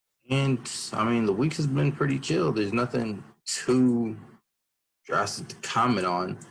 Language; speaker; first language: English; native; English